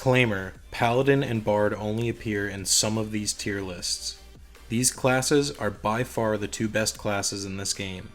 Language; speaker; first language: English; native; English